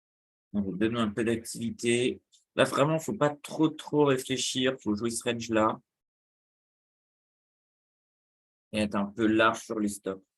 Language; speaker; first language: French; native; French